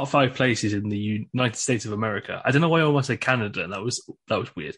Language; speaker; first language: English; native; English